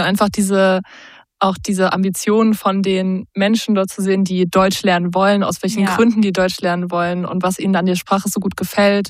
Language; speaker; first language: German; native; German